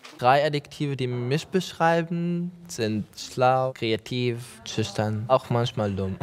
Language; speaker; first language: German; non-native, fluent; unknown